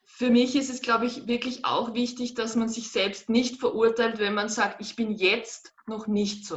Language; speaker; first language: German; native; German